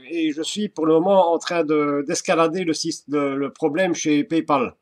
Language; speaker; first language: French; native; French